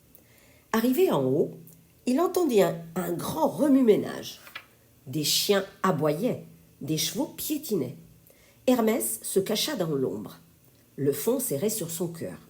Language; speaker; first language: French; native; French